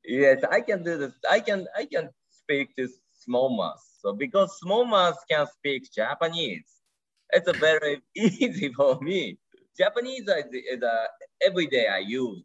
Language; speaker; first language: English; non-native, learner; Japanese